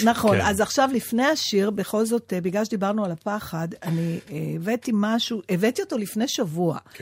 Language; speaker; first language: Hebrew; native; Hebrew